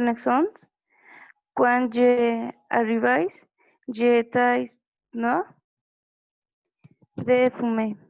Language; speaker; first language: French; non-native, learner; Spanish